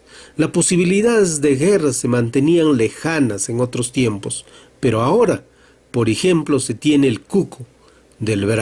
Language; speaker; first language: Spanish; native; Spanish